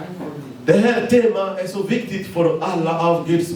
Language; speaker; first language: Swedish; non-native, fluent; Lingala